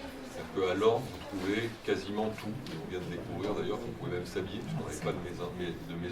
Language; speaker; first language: French; native; French